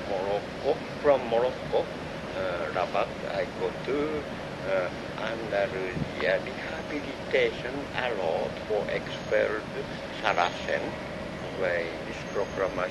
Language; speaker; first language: English; non-native, learner; Japanese